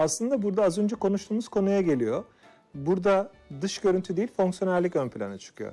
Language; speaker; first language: Turkish; native; Turkish